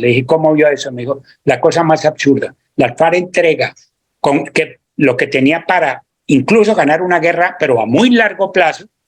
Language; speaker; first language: Spanish; native; Spanish